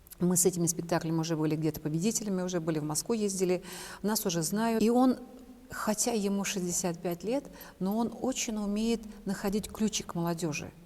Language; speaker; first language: Russian; non-native, local second language; Chuvash